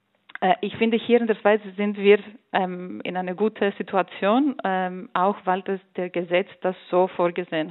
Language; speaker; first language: German; non-native, fluent; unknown